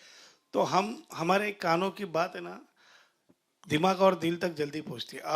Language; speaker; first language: Hindi; native; Hindi